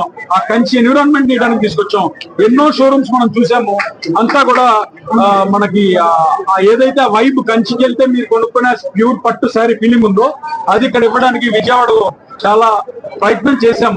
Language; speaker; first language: Telugu; native; Telugu